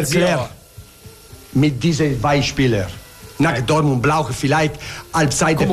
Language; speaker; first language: German; non-native, learner; Italian